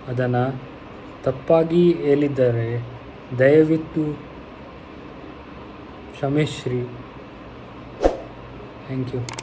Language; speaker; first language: Kannada; non-native, local second language; Hindi